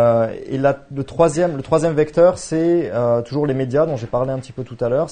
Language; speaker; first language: French; native; French